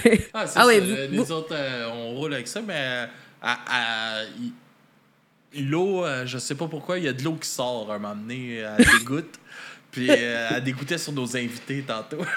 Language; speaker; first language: French; native; French